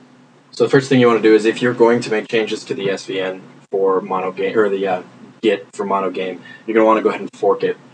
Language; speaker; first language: English; native; English